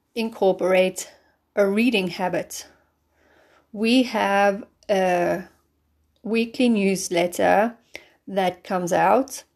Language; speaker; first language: English; native; English